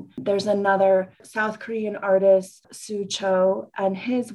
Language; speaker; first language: English; native; English